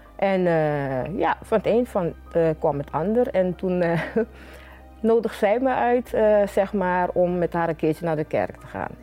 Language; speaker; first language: Dutch; native; Dutch